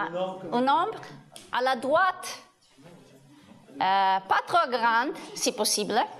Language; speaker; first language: French; non-native, learner; Italian